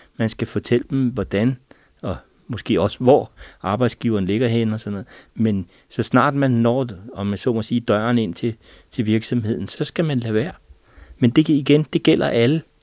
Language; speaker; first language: Danish; native; Danish